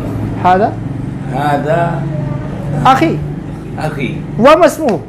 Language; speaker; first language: Arabic; non-native, fluent; Indonesian